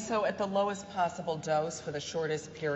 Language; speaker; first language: English; native; English